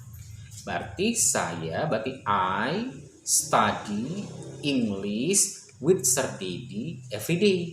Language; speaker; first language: English; non-native, fluent; Indonesian